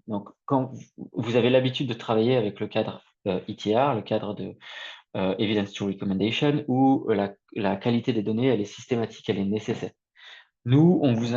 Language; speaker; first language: French; native; French